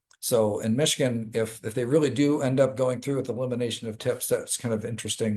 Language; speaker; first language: English; native; English